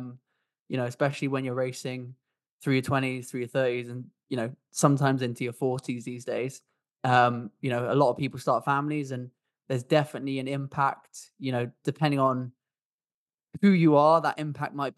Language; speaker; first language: English; native; English